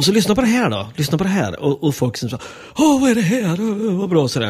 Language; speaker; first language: Swedish; native; Swedish